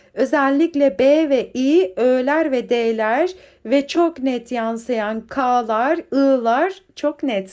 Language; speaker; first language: Turkish; native; Turkish